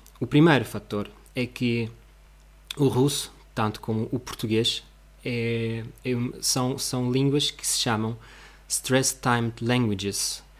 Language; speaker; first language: Portuguese; non-native, fluent; Russian